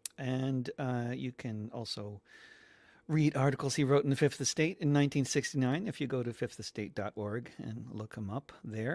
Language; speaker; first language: English; native; English